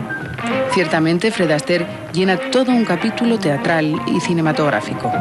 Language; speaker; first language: Spanish; native; Spanish